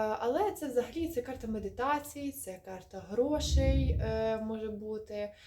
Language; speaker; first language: Ukrainian; non-native, local second language; Russian